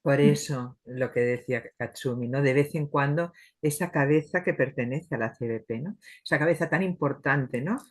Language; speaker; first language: Spanish; native; Spanish